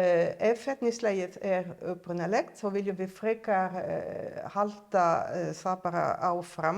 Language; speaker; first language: Icelandic; non-native, fluent; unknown